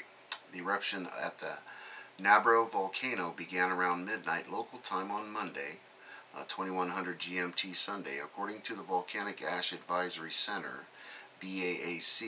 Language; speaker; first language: English; native; English